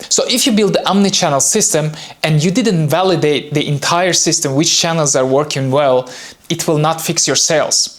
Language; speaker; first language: English; non-native, fluent; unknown